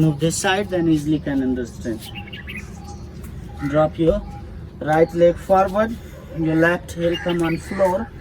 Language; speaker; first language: English; non-native, local second language; Hindi